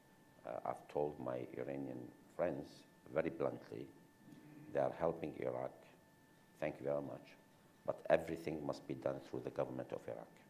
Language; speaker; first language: English; non-native, fluent; Arabic